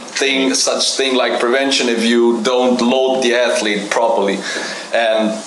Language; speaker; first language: English; non-native, fluent; German